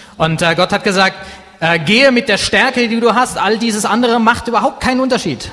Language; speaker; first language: German; native; German